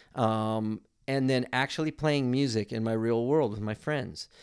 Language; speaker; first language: English; native; English